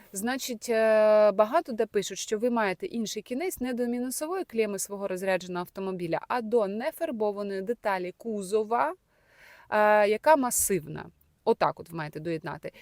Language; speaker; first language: Ukrainian; native; Ukrainian